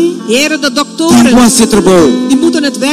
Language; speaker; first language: Dutch; non-native, local second language; Papiamento